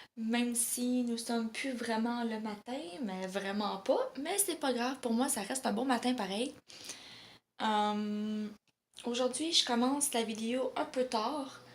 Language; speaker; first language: French; native; French